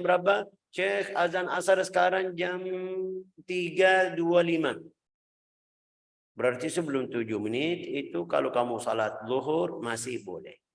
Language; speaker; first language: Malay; non-native, fluent; Arabic